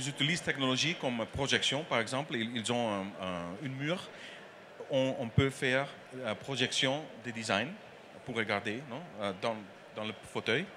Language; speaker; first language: French; non-native, learner; Dutch